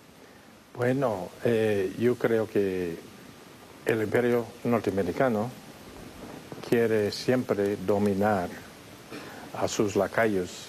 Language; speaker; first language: Spanish; non-native, fluent; English